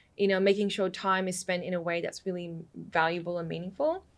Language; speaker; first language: English; native; English